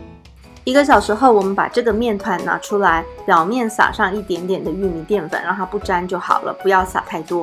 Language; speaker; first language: Chinese; native; Chinese